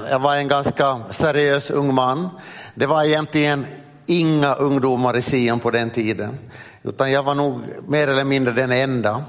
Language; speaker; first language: Swedish; native; Swedish